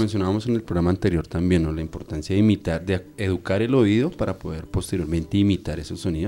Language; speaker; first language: Spanish; native; Spanish